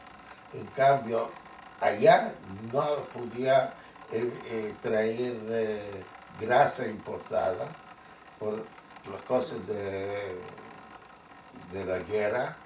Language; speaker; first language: Spanish; non-native, fluent; Yiddish